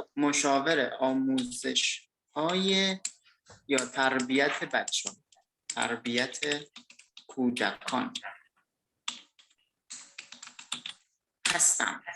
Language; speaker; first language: Persian; non-native, fluent; Indonesian